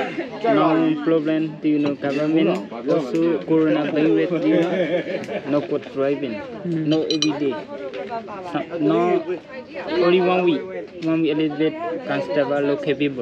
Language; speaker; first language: English; non-native, learner; Burmese